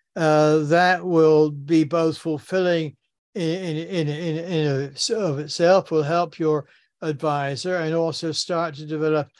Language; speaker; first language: English; native; English